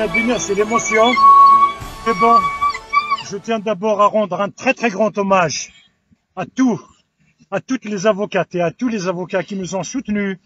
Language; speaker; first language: French; non-native, local second language; Kabyle